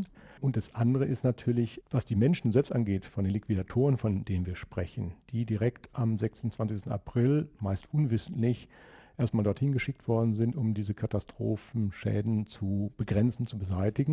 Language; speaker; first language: German; native; German